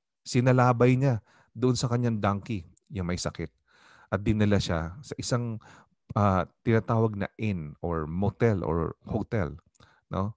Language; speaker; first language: Filipino; native; Filipino